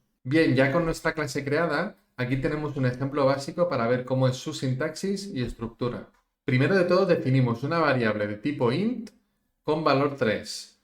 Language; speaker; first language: Spanish; native; Spanish